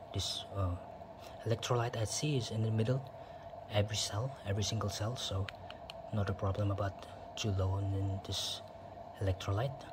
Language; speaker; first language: English; non-native, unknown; Indonesian